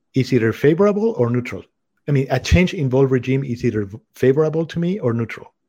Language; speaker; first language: English; non-native, fluent; Spanish